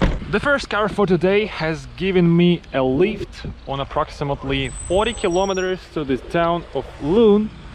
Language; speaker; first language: English; non-native, fluent; Russian